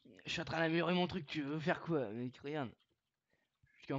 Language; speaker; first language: French; native; French